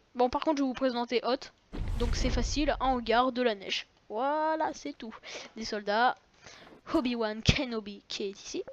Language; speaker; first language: French; native; French